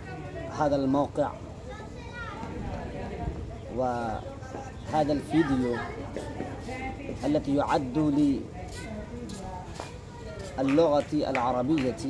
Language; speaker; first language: Arabic; non-native, fluent; Urdu